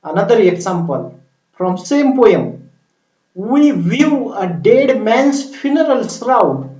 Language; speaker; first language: English; non-native, local second language; Marathi